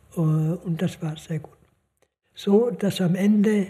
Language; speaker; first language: German; non-native, fluent; Hungarian